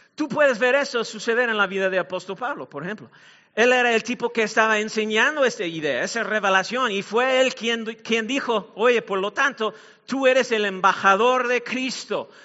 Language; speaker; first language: Spanish; non-native, fluent; English